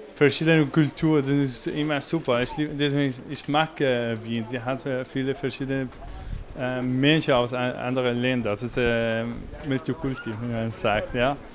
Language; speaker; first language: German; non-native, learner; Arabic